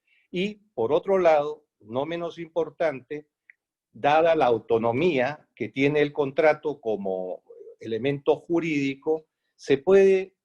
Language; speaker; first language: Spanish; native; Spanish